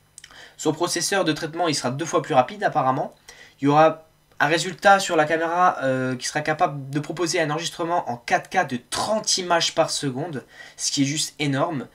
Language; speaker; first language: French; native; French